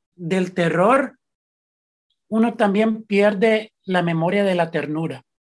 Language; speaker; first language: Spanish; early bilingual, heritage; Spanish